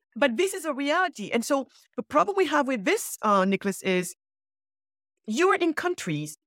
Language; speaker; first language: English; early bilingual, other home language; Wolof